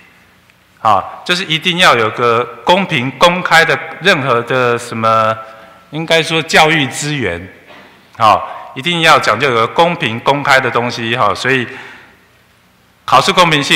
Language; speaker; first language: Chinese; native; Chinese